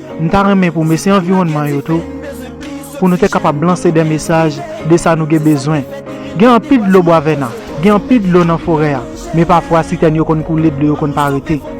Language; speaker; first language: Haitian Creole; native; Haitian Creole